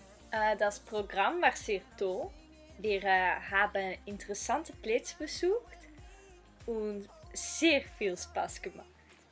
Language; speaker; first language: German; non-native, learner; Dutch